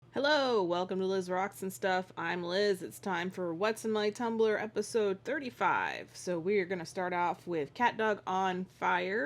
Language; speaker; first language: English; native; English